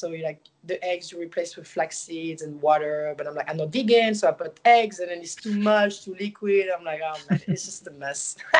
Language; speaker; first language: English; non-native, fluent; French